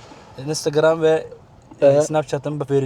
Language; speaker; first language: Turkish; early bilingual, other home language; Somali